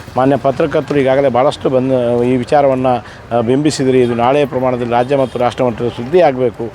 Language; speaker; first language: Kannada; non-native, local second language; Lambadi